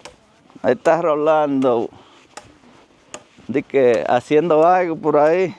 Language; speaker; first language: Spanish; native; Spanish